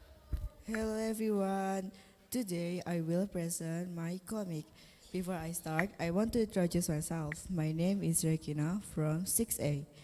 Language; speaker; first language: English; non-native, learner; Indonesian